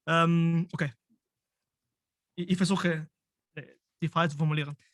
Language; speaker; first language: German; non-native, fluent; Spanish